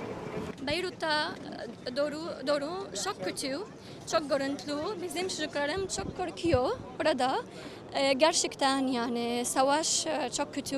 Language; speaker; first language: Turkish; early bilingual, heritage; Turkish